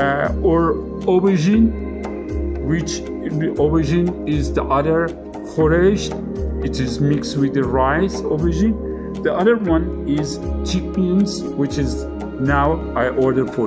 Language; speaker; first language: English; non-native, learner; Persian